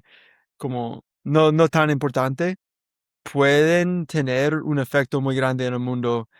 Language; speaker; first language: Spanish; non-native, learner; English